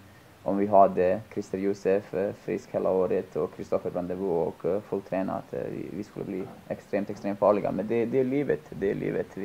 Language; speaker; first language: Swedish; non-native, fluent; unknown